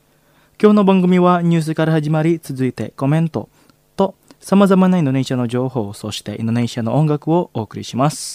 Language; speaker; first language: Japanese; non-native, fluent; Indonesian